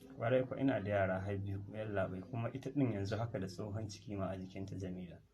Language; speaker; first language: Hausa; native; Hausa